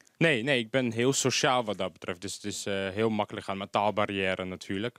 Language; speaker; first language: Dutch; non-native, fluent; Armenian